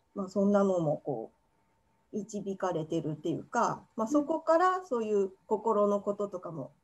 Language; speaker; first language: Japanese; native; Japanese